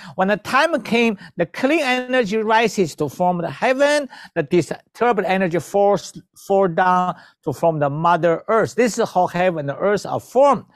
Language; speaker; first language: English; non-native, learner; Chinese